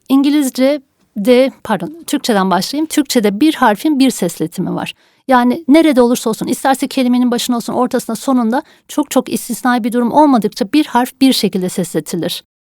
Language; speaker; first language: Turkish; native; Turkish